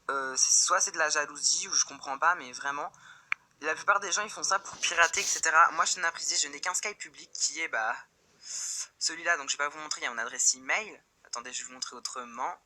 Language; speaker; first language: French; native; French